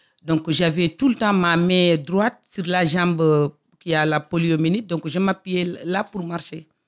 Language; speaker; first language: French; non-native, local second language; Fula